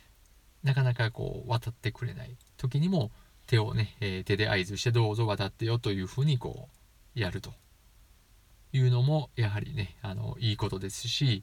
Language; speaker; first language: Japanese; native; Japanese